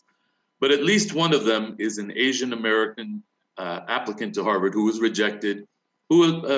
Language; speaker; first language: English; native; English